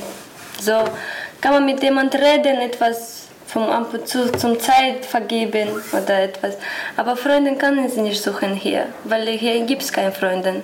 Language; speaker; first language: German; non-native, learner; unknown